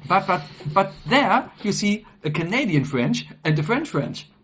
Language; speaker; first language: English; non-native, fluent; German